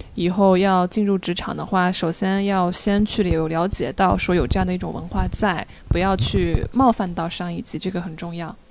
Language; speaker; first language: Chinese; native; Chinese